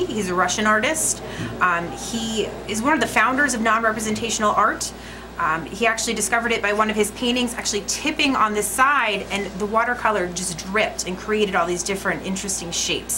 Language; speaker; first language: English; native; English